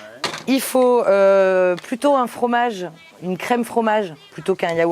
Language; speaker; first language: French; native; French